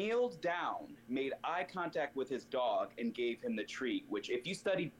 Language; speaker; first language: English; native; English